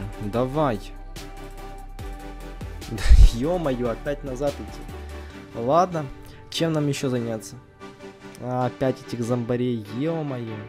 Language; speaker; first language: Russian; native; Russian